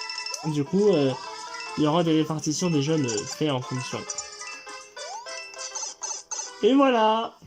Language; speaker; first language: French; native; French